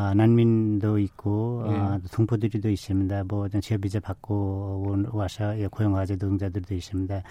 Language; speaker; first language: Korean; non-native, fluent; Nepali